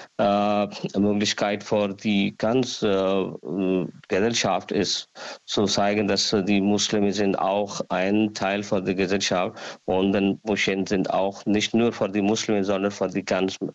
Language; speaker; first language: German; non-native, learner; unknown